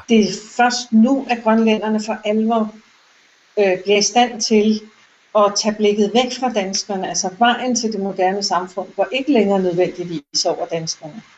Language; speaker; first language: Danish; native; Danish